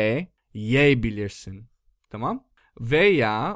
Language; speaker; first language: Turkish; non-native, learner; English